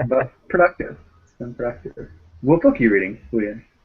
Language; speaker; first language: English; native; English